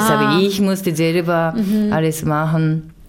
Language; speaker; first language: German; non-native, fluent; Japanese